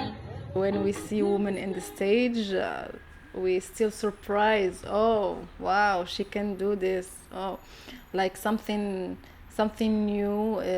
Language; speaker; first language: English; non-native, learner; Arabic